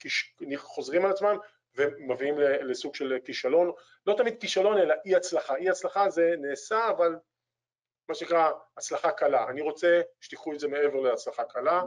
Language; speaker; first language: Hebrew; native; Hebrew